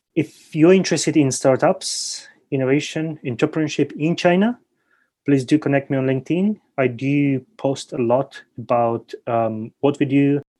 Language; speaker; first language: English; non-native, fluent; Ukrainian